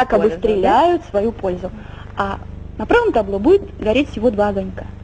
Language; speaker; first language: Russian; native; Russian